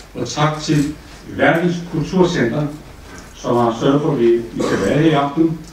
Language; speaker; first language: Danish; non-native, fluent; Turkish